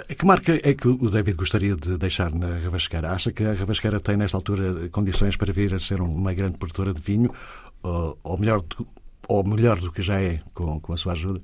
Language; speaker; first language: Portuguese; native; Portuguese